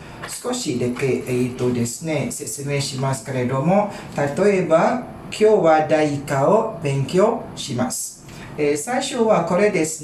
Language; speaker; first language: Japanese; non-native, fluent; Malay